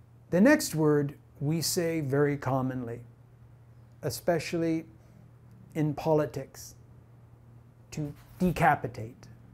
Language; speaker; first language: English; native; English